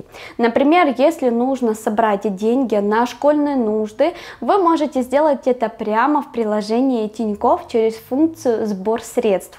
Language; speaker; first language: Russian; native; Russian